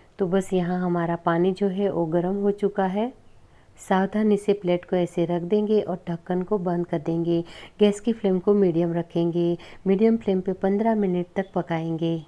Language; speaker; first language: Hindi; non-native, local second language; Gujarati